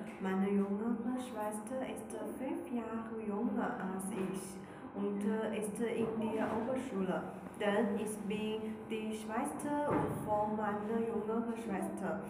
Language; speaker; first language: German; non-native, learner; Chinese